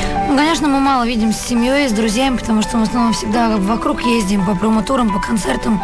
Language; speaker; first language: Russian; native; Russian